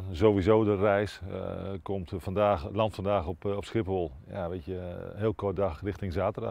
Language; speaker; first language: Dutch; native; Dutch